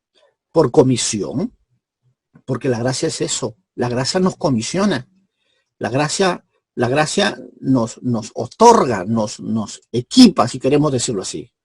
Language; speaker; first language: Spanish; native; Spanish